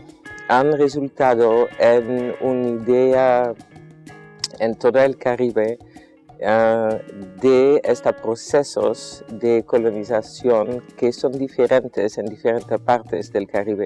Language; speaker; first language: Spanish; non-native, fluent; Dutch